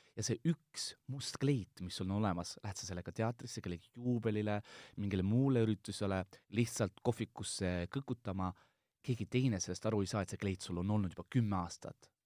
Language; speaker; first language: Estonian; non-native, local second language; Russian